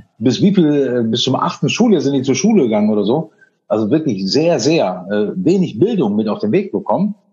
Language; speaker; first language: German; early bilingual, other home language; Spanish